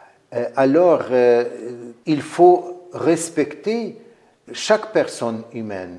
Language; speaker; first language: French; non-native, fluent; Ukrainian